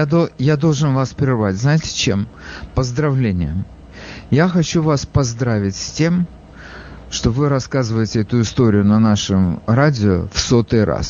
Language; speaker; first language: Russian; native; Russian